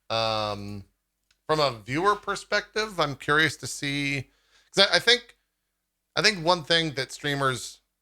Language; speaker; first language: English; native; English